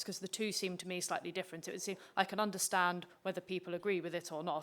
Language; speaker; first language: English; native; English